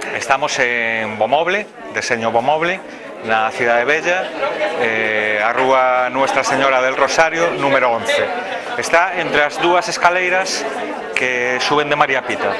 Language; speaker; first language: Galician; non-native, local second language; Spanish